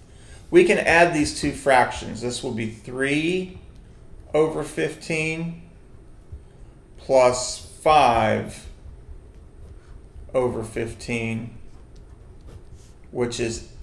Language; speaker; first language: English; native; English